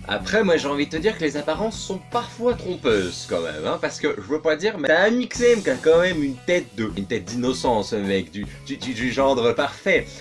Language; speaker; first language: French; native; French